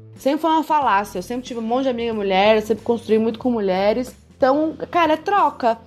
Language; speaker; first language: Portuguese; native; Portuguese